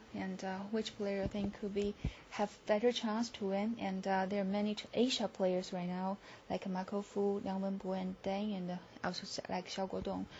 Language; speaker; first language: English; non-native, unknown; Chinese